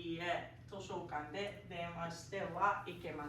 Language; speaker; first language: Japanese; non-native, fluent; English